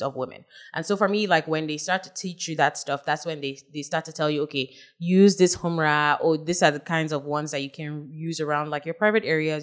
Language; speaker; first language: English; non-native, local second language; Hausa